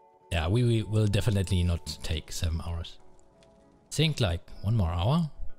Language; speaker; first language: English; non-native, fluent; German